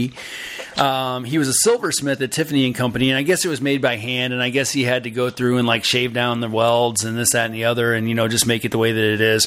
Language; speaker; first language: English; native; English